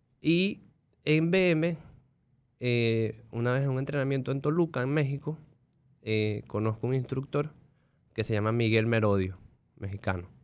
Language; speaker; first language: Spanish; native; Spanish